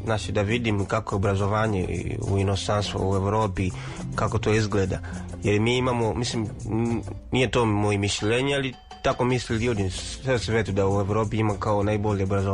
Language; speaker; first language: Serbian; non-native, fluent; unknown